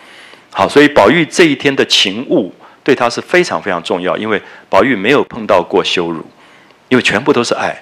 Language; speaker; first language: Chinese; native; Chinese